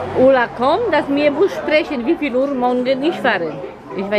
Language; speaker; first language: German; non-native, learner; Polish